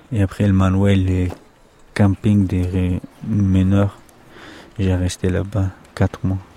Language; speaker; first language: French; non-native, learner; Pashto